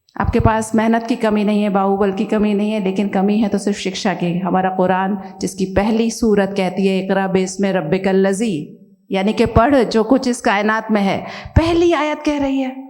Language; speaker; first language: Hindi; native; Hindi